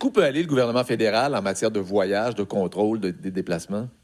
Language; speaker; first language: French; native; French